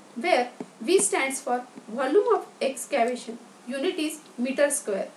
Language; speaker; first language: English; non-native, local second language; Marathi